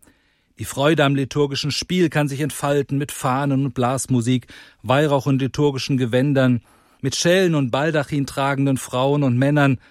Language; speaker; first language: German; native; German